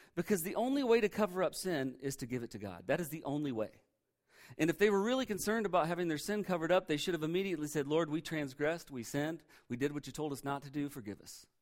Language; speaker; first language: English; native; English